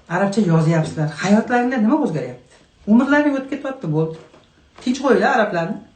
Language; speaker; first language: Uzbek; non-native, local second language; Kazakh